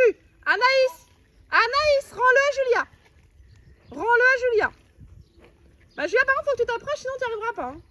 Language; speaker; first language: French; native; French